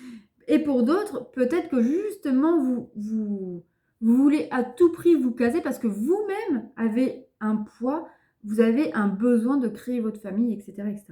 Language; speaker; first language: French; native; French